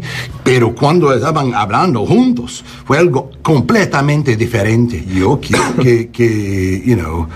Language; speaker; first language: Spanish; early bilingual, heritage; Spanish